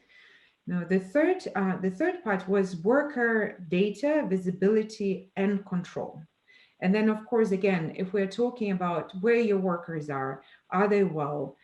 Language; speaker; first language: English; non-native, fluent; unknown